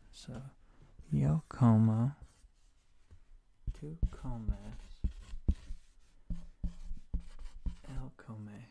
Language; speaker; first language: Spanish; non-native, learner; English